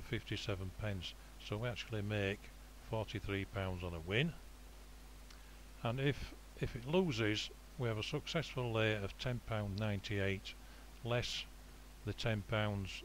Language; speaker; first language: English; native; English